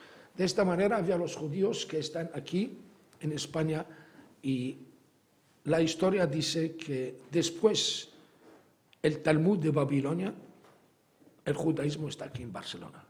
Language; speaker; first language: Spanish; non-native, fluent; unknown